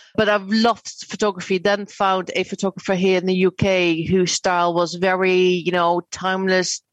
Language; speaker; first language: English; non-native, fluent; Dutch